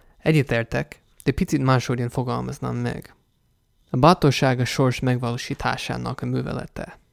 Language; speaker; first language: Hungarian; non-native, fluent; English